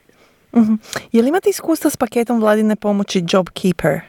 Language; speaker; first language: Serbian; native; Serbian